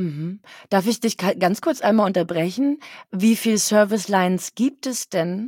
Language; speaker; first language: German; native; German